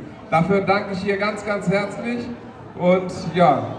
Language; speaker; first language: German; non-native, fluent; Bangla